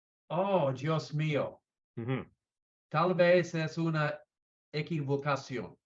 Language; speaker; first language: Spanish; non-native, learner; English